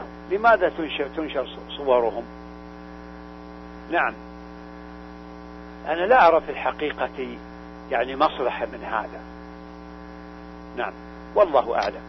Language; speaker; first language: Arabic; native; Arabic